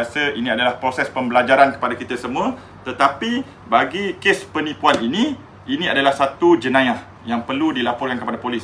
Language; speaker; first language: Malay; native; Malay